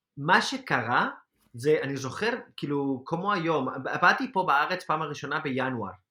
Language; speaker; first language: Hebrew; non-native, fluent; Spanish